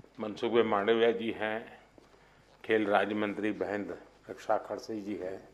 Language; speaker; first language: Hindi; non-native, local second language; Gujarati